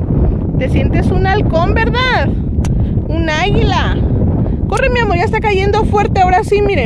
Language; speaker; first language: Spanish; native; Spanish